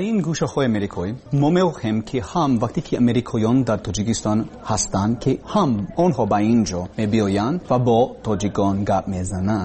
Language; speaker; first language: Persian; non-native, learner; English